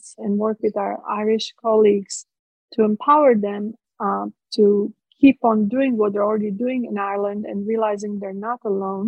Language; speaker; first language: English; non-native, fluent; Croatian